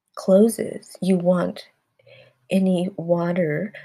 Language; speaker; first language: English; early bilingual, other home language; Spanish